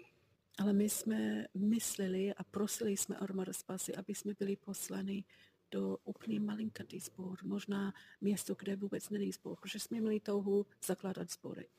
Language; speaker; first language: Czech; non-native, fluent; English